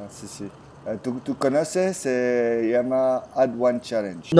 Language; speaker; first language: Spanish; non-native, learner; French